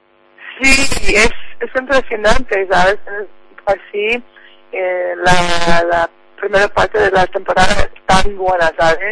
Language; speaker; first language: Spanish; non-native, learner; English